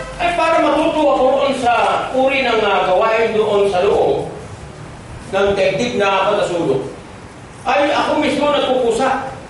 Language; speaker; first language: Filipino; non-native, local second language; Cebuano